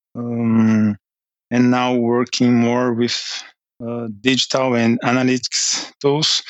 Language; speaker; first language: English; non-native, fluent; Portuguese